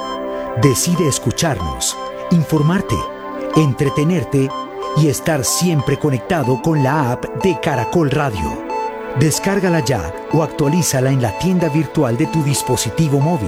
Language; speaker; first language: Spanish; native; Spanish